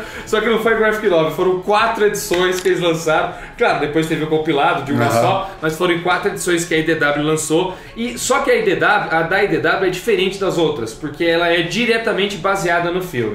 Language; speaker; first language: Portuguese; native; Portuguese